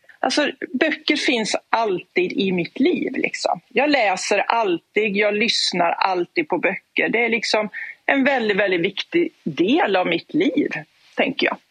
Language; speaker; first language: Swedish; native; Swedish